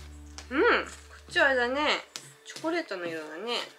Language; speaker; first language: Japanese; native; Japanese